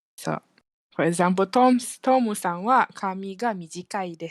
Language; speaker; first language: Japanese; non-native, fluent; Malay